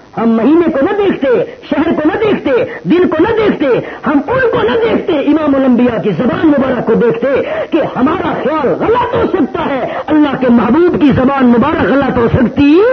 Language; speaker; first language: Urdu; non-native, local second language; Saraiki